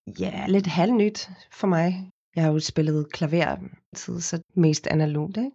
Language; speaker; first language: Danish; non-native, fluent; Afrikaans